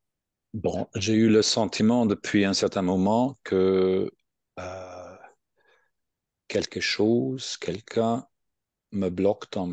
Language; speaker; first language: French; non-native, fluent; English